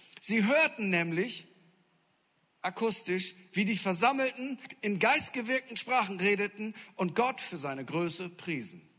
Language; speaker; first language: German; native; German